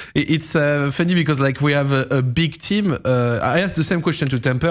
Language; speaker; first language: English; non-native, fluent; French